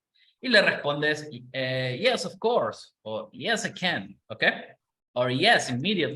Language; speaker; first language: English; non-native, fluent; Spanish